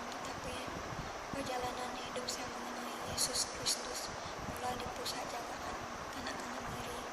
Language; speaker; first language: Malay; non-native, local second language; Iban